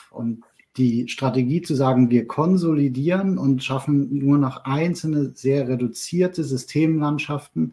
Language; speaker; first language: German; native; German